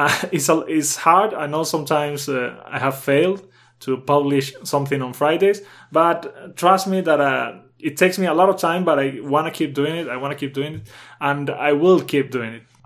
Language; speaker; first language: English; non-native, fluent; Spanish